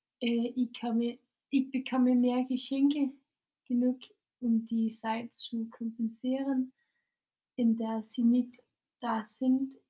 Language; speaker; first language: German; non-native, fluent; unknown